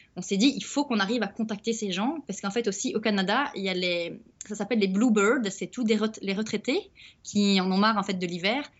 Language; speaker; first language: French; native; French